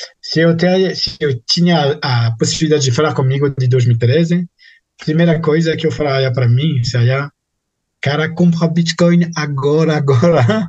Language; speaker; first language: Portuguese; non-native, fluent; French